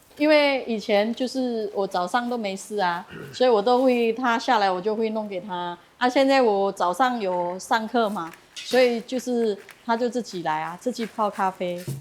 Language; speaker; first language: Chinese; non-native, fluent; Indonesian